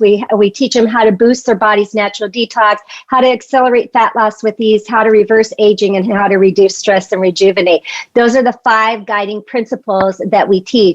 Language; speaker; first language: English; native; English